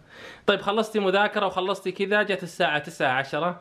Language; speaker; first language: Arabic; native; Arabic